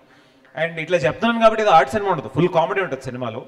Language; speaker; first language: Telugu; native; Telugu